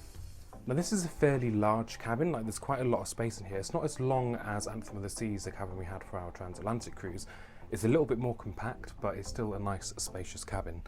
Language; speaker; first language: English; native; English